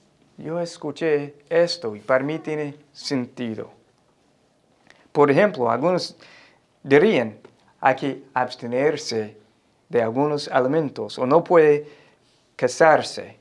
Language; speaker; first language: Spanish; non-native, fluent; English